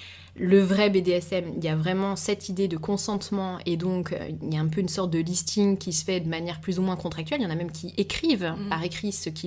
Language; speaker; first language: French; native; French